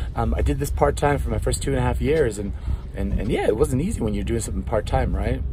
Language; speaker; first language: English; non-native, fluent; Swedish